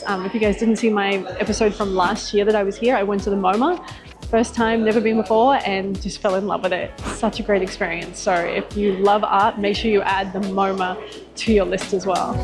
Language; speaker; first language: English; native; English